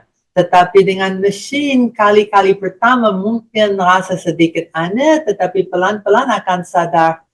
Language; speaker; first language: Indonesian; non-native, fluent; English